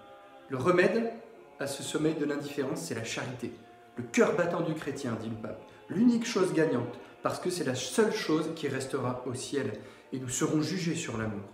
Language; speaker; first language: French; native; French